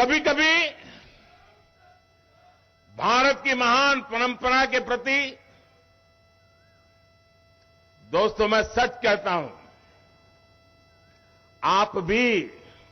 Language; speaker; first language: Hindi; non-native, local second language; Gujarati